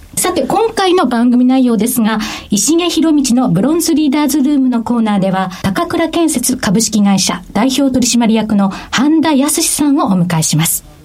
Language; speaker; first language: Japanese; native; Japanese